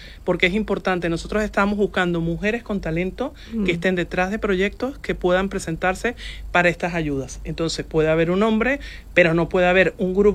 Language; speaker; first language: Spanish; native; Spanish